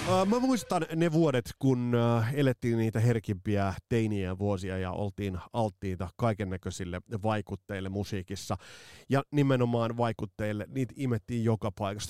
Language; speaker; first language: Finnish; native; Finnish